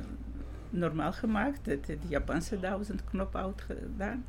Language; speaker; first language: Dutch; non-native, fluent; Georgian